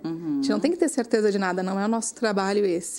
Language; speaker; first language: Portuguese; native; Portuguese